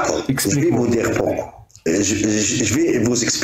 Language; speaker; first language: French; non-native, local second language; Arabic